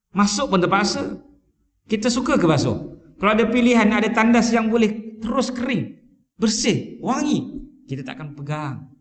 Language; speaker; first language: Malay; native; Malay